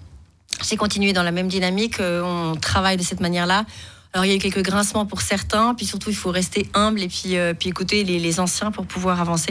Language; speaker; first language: French; native; French